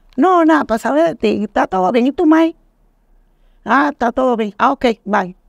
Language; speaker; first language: Spanish; native; Spanish